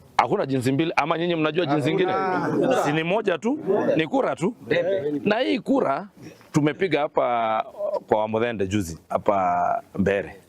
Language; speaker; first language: Swahili; non-native, local second language; Luo (Kenya and Tanzania)